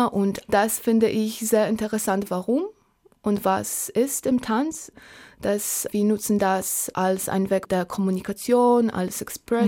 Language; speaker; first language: German; non-native, learner; Polish